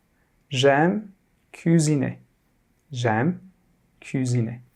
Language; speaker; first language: French; non-native, fluent; Turkish